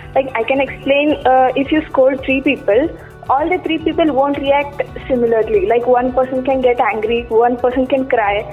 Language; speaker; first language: English; non-native, local second language; Kannada